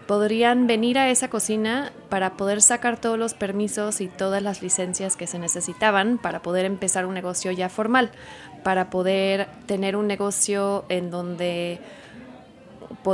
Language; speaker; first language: Spanish; early bilingual, heritage; Spanish